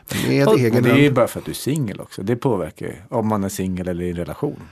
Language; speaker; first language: Swedish; native; Swedish